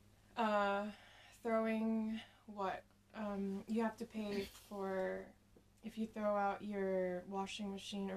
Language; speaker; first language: English; non-native, local second language; Cebuano